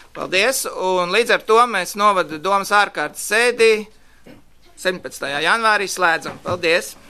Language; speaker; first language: Latvian; native; Latvian